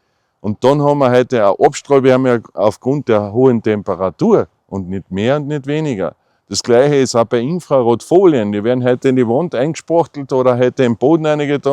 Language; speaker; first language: German; native; German